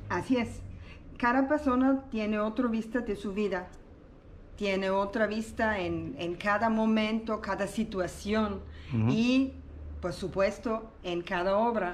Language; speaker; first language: Spanish; non-native, learner; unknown